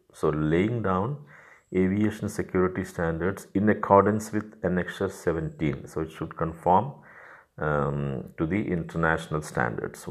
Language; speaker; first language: English; non-native, local second language; Malayalam